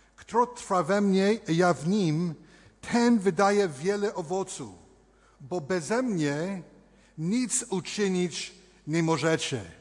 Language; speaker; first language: Polish; early bilingual, heritage; Polish